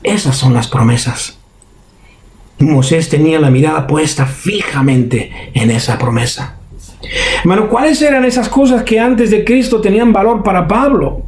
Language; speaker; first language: Spanish; native; Spanish